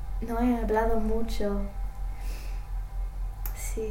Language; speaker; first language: Spanish; non-native, learner; English